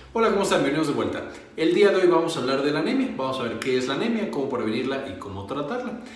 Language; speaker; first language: Spanish; native; Spanish